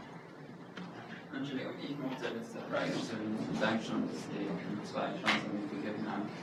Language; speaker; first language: German; non-native, learner; Arabic